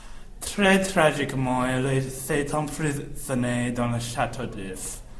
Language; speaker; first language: French; non-native, learner; English